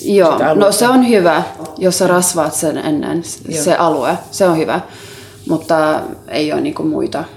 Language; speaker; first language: Finnish; non-native, local second language; Swedish